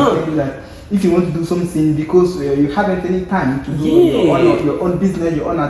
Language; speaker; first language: English; non-native, learner; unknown